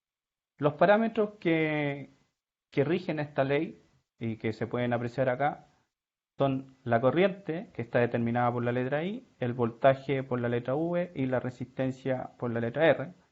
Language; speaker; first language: Spanish; native; Spanish